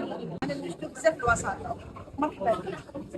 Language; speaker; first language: Arabic; native; Arabic